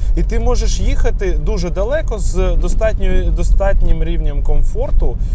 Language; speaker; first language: Ukrainian; non-native, local second language; Russian